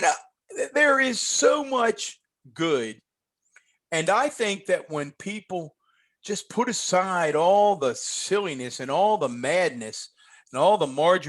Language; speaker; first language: English; native; English